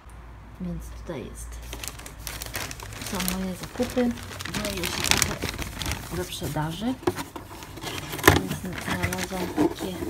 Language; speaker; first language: Polish; non-native, fluent; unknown